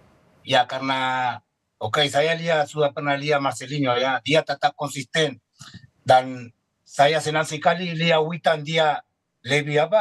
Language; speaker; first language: Indonesian; non-native, fluent; Spanish